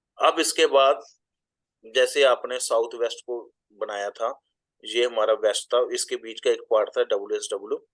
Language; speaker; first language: Hindi; non-native, local second language; Punjabi